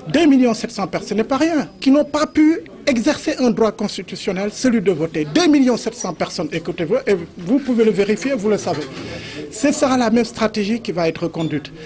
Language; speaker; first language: French; non-native, local second language; Wolof